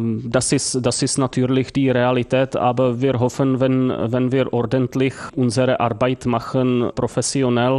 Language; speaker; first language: German; non-native, fluent; Czech